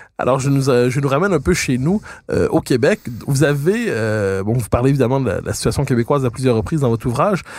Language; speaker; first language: French; native; French